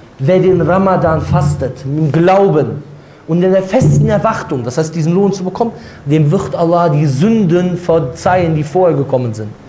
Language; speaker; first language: German; native; German